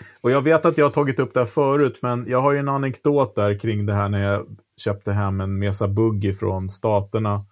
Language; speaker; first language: Swedish; native; Swedish